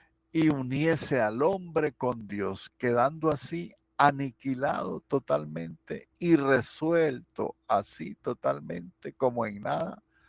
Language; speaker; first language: Spanish; native; Spanish